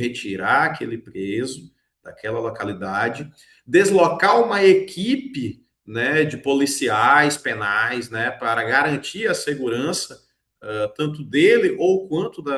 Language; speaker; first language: Portuguese; native; Portuguese